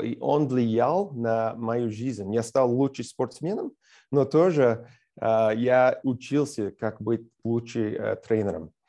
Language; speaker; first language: Russian; non-native, fluent; English